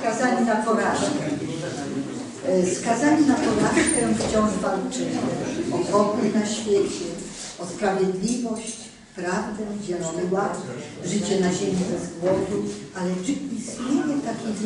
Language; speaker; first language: Polish; native; Polish